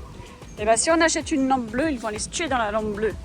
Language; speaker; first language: French; native; French